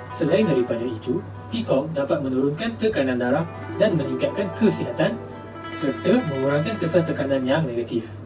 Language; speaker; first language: Malay; non-native, local second language; Chinese